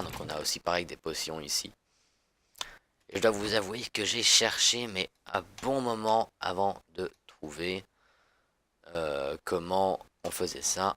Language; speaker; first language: French; native; French